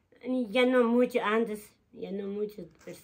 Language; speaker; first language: Spanish; non-native, local second language; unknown